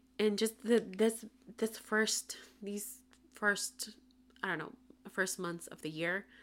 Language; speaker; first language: English; non-native, local second language; Spanish